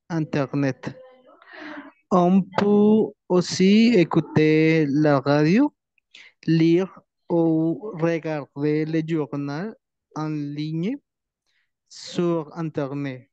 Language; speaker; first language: French; non-native, learner; Spanish